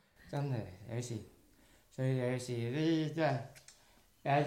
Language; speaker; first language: Cantonese; early bilingual, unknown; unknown